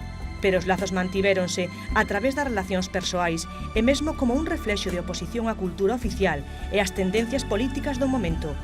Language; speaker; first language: Galician; native; Galician